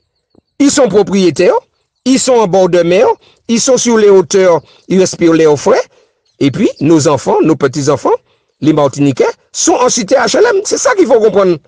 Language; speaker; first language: French; native; French